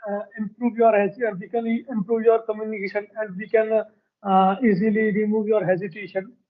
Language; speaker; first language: English; non-native, learner; Hindi